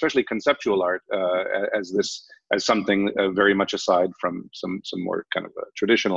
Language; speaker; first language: English; native; English